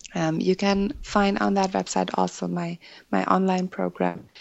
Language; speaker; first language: English; non-native, fluent; German